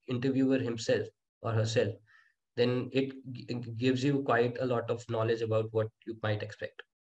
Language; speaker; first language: English; non-native, local second language; Hindi